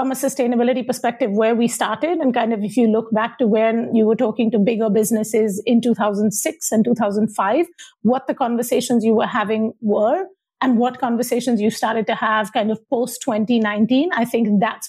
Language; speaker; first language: English; non-native, local second language; Hindi